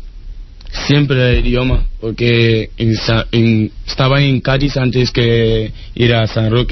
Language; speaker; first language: Spanish; non-native, learner; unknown